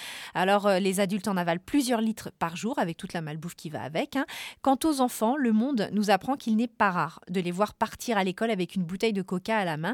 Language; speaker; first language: French; native; French